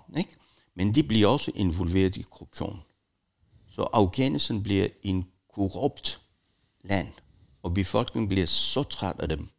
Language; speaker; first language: Danish; non-native, fluent; Persian